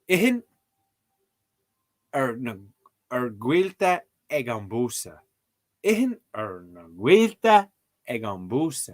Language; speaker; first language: Irish; non-native, learner; English